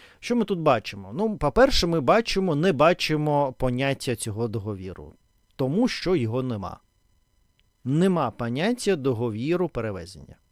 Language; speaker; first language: Ukrainian; non-native, local second language; Russian